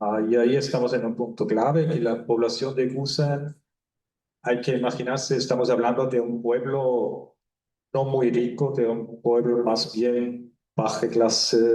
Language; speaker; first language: Spanish; non-native, fluent; German